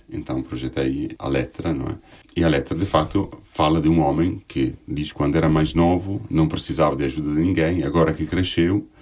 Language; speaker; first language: Portuguese; non-native, fluent; Italian